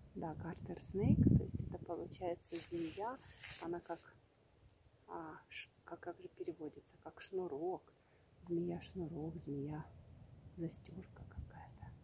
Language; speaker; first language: Russian; native; Russian